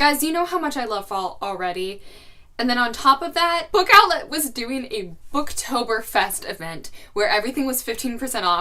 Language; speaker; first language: English; native; English